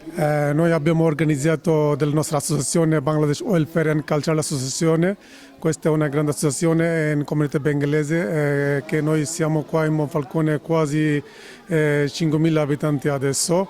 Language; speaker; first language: Italian; non-native, learner; Bangla